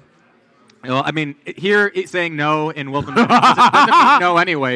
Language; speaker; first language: English; native; English